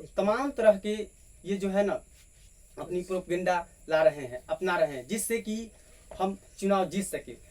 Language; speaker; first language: Hindi; native; Hindi